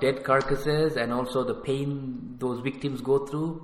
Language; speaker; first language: English; early bilingual, other home language; Tamil